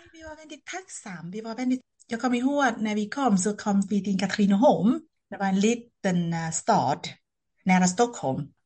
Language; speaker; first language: Swedish; non-native, fluent; Vietnamese